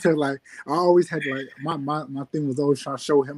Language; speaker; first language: English; native; English